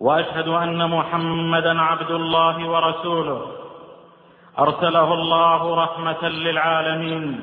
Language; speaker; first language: Arabic; native; Arabic